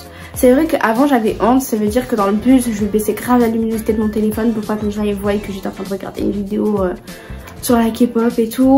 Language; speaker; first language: French; native; French